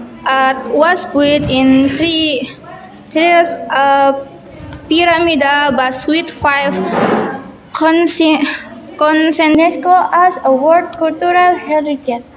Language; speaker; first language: English; non-native, learner; Indonesian